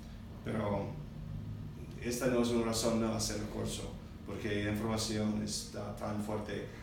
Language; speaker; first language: Spanish; non-native, learner; English